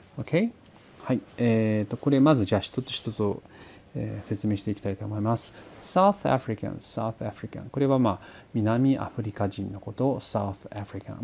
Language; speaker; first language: Japanese; early bilingual, heritage; Portuguese